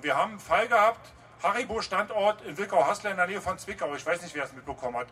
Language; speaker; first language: German; native; German